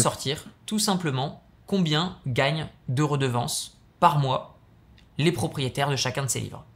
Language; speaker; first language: French; native; French